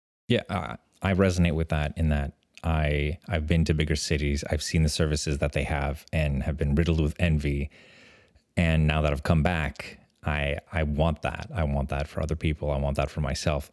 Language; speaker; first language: English; early bilingual, other home language; French